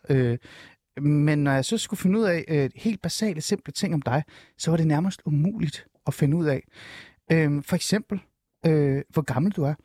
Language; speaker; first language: Danish; early bilingual, other home language; Persian